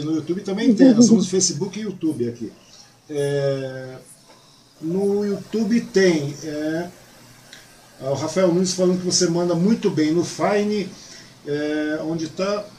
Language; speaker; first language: Portuguese; native; Portuguese